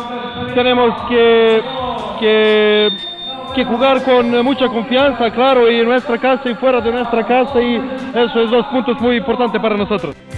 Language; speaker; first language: Spanish; non-native, learner; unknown